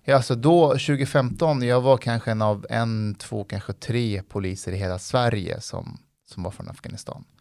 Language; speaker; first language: Swedish; early bilingual, other home language; Persian